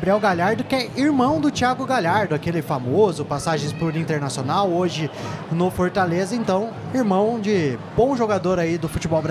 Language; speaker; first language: Portuguese; native; Portuguese